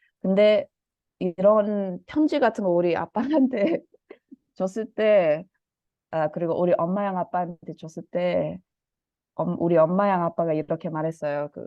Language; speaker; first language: Korean; early bilingual, heritage; Korean